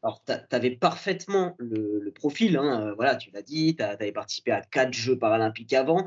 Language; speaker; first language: French; native; French